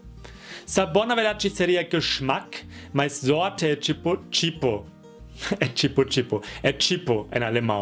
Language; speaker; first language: Portuguese; non-native, fluent; German